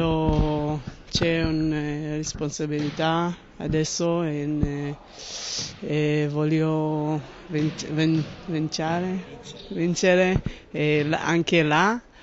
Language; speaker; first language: Italian; non-native, learner; Hebrew